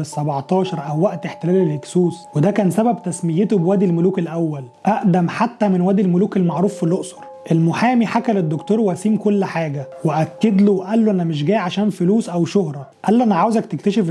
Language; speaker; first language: Arabic; native; Arabic